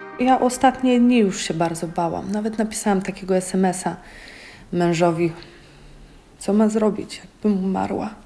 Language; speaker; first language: Polish; native; Polish